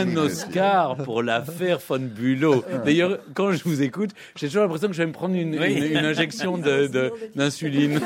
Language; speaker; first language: French; native; French